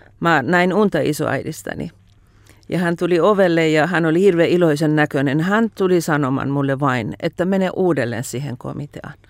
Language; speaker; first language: Finnish; non-native, fluent; Persian